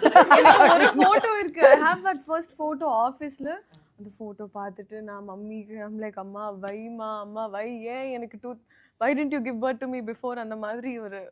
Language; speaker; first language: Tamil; non-native, learner; Telugu